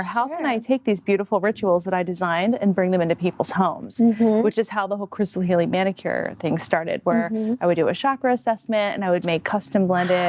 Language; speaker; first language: English; native; English